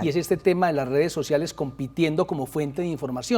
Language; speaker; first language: Spanish; native; Spanish